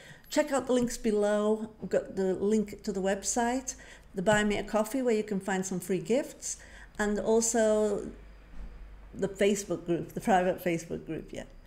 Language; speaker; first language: English; native; English